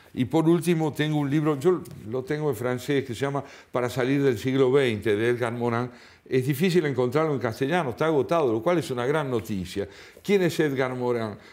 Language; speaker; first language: Spanish; native; Spanish